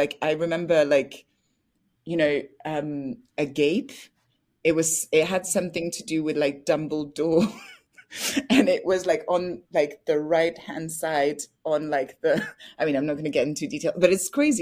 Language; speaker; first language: English; non-native, fluent; French